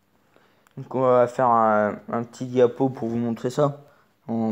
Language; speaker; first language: French; native; French